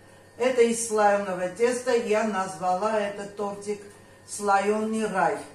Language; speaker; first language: Russian; non-native, local second language; Armenian